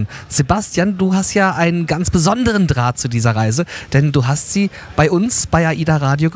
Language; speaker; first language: German; native; German